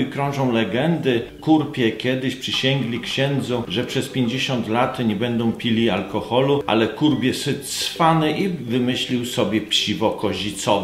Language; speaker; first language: Polish; native; Polish